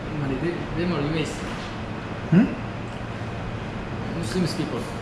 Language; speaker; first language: English; non-native, learner; Uzbek